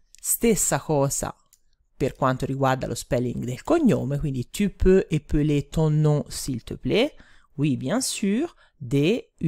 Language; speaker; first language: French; non-native, fluent; Italian